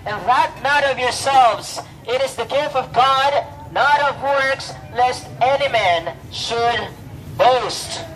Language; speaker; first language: English; non-native, local second language; Filipino